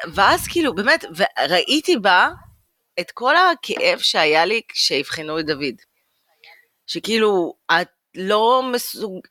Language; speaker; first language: Hebrew; early bilingual, other home language; Russian